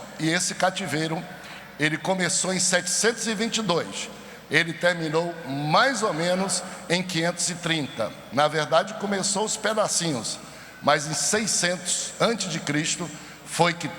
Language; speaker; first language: Portuguese; native; Portuguese